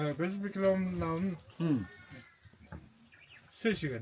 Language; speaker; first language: Korean; non-native, learner; Mongolian